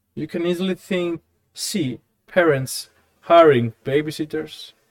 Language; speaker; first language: English; non-native, fluent; Greek